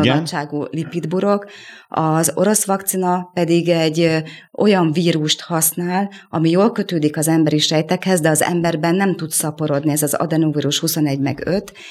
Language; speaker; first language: Hungarian; native; Hungarian